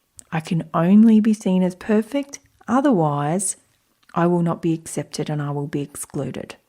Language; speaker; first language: English; native; English